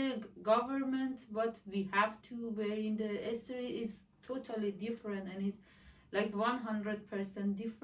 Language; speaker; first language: English; non-native, learner; Persian